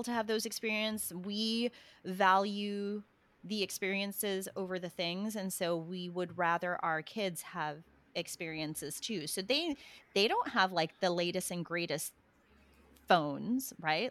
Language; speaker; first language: English; native; English